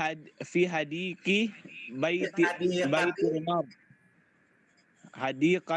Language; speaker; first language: Arabic; non-native, learner; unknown